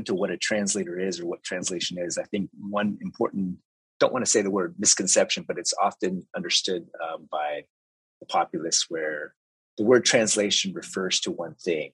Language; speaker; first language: English; early bilingual, other home language; Spanish